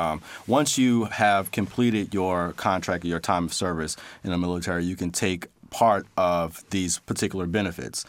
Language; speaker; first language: English; native; English